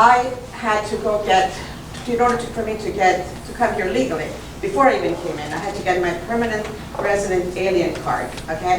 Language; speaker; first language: English; early bilingual, other home language; Italian